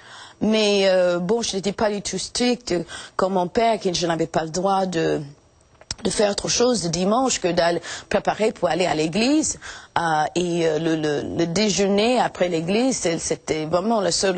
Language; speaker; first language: French; non-native, fluent; English